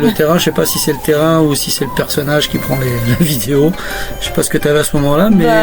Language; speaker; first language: French; native; French